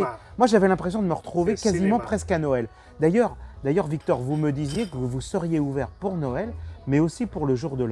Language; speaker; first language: French; native; French